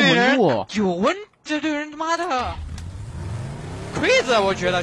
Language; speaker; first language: Chinese; native; Chinese